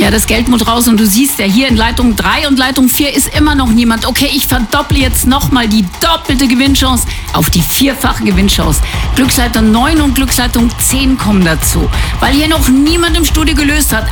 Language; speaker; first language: German; native; German